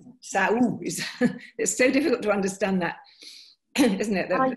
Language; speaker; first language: English; native; English